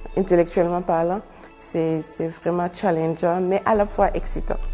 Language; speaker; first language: French; non-native, local second language; Mossi